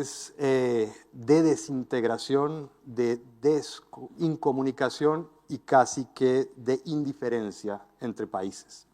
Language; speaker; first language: Spanish; native; Spanish